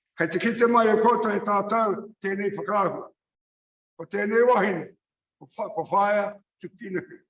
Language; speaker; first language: Māori; native; Māori